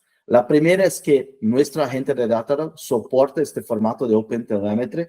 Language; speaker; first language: Spanish; non-native, fluent; Portuguese